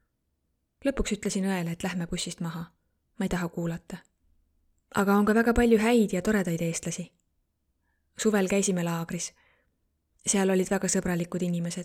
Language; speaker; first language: Estonian; non-native, learner; Arabic